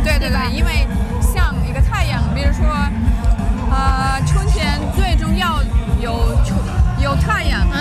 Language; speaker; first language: Chinese; non-native, learner; Russian